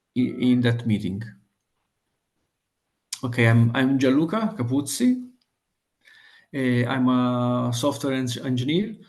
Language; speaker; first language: English; non-native, fluent; Italian